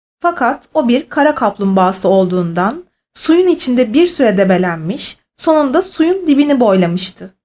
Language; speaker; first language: Turkish; native; Turkish